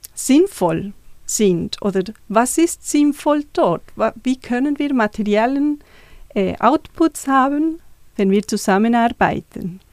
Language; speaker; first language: German; non-native, fluent; Spanish